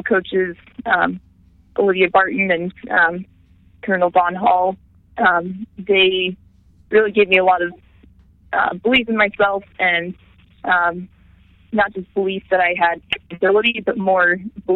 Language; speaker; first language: English; native; English